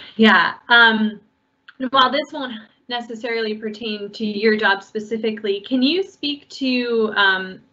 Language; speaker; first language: English; native; English